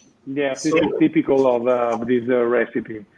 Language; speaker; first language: English; non-native, fluent; Italian